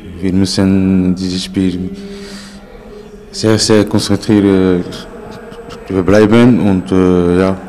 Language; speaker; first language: German; non-native, learner; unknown